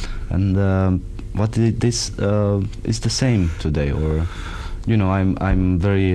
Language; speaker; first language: English; non-native, fluent; Romanian